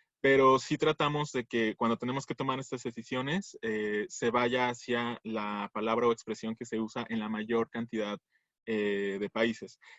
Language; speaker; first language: Spanish; native; Spanish